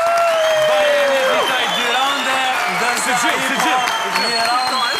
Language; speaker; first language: Albanian; native; Albanian